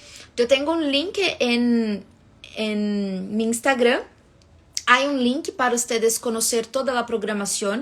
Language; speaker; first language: Spanish; non-native, fluent; Portuguese